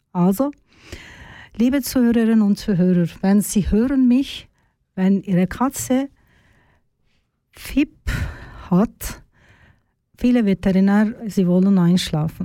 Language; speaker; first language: German; non-native, learner; Turkish